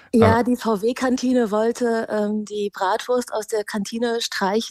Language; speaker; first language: German; native; German